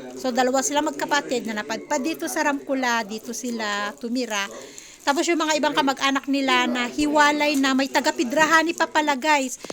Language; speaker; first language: Filipino; native; Filipino